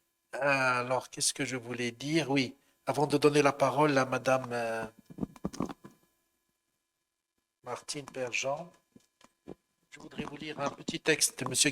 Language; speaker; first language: French; non-native, local second language; Arabic